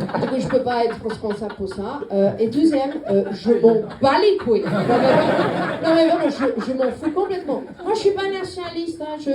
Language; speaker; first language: French; non-native, fluent; English